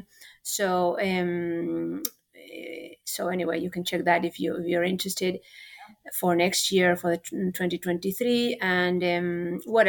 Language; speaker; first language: English; non-native, fluent; Spanish